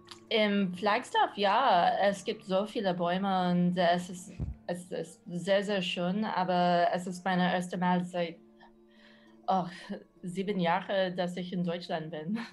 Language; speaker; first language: German; non-native, learner; English